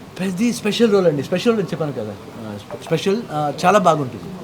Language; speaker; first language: Telugu; non-native, learner; Kannada